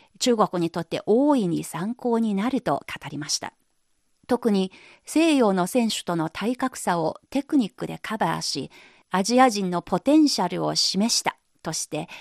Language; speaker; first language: Japanese; non-native, fluent; Chinese